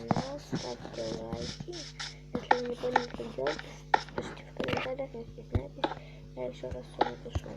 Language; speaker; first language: Russian; native; Russian